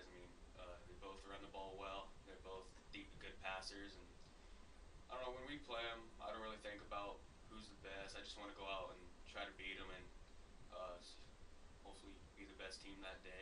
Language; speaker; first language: English; native; English